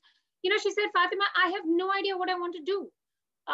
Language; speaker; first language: English; non-native, local second language; Hindi